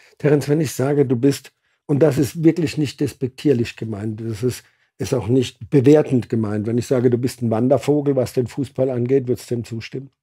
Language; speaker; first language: German; native; German